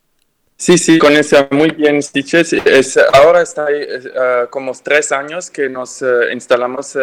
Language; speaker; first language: Spanish; non-native, fluent; French